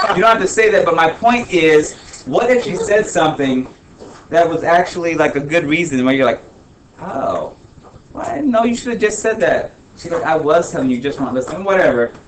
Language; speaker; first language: English; early bilingual, other home language; Spanish